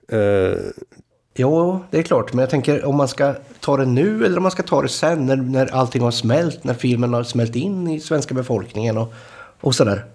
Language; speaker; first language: Swedish; native; Swedish